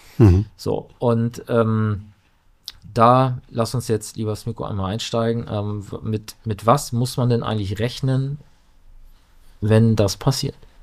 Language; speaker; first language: German; native; German